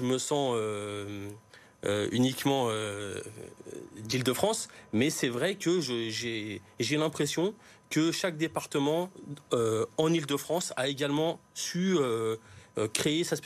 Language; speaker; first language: French; native; French